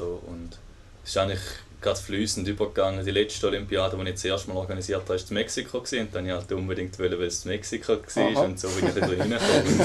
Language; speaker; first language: German; native; German